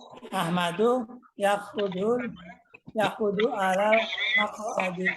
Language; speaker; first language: Arabic; non-native, learner; Indonesian